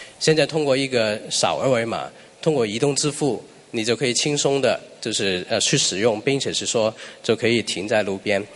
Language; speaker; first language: Chinese; non-native, local second language; Cantonese